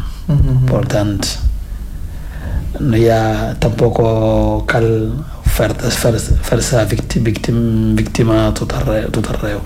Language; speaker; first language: Catalan; non-native, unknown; Fula